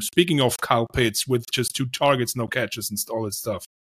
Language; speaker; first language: English; non-native, fluent; German